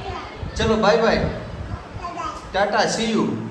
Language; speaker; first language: Hindi; non-native, local second language; Gujarati